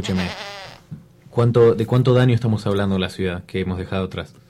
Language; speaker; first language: Spanish; native; Spanish